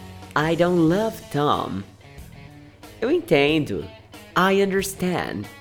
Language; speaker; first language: English; non-native, fluent; Portuguese